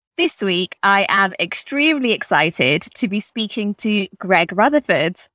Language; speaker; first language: English; native; English